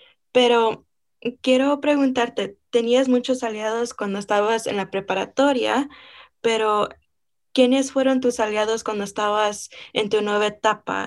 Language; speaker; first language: Spanish; early bilingual, heritage; Spanish